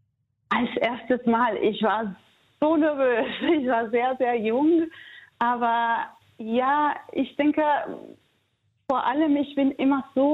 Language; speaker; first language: German; non-native, fluent; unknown